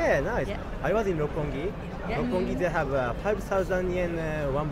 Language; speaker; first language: English; non-native, learner; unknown